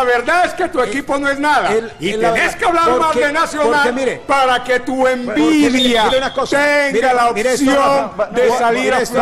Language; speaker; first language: Spanish; native; Spanish